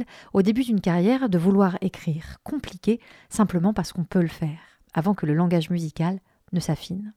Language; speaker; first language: French; native; French